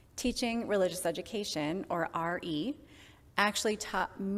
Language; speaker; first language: English; native; English